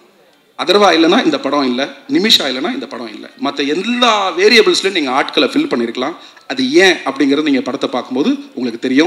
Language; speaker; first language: Tamil; native; Tamil